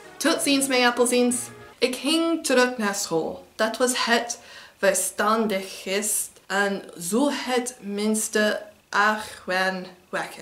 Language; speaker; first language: Dutch; non-native, learner; English